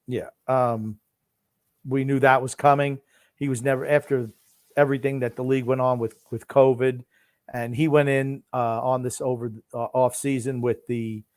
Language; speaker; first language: English; native; English